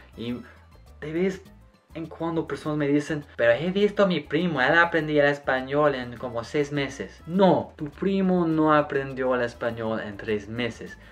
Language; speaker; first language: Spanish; non-native, fluent; English